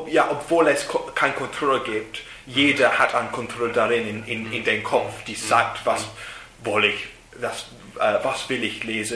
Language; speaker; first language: German; non-native, learner; English